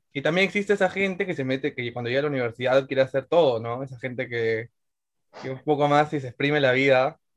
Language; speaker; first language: Spanish; native; Spanish